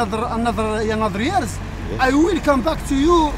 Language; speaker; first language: English; non-native, learner; Arabic